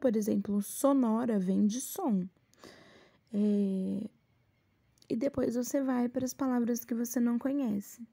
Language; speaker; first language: Portuguese; native; Portuguese